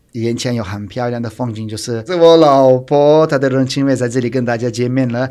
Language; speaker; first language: Chinese; non-native, fluent; Turkish